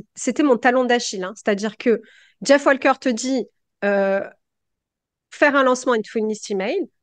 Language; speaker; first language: French; native; French